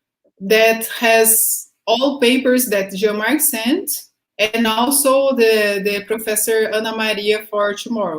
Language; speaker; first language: English; non-native, fluent; Portuguese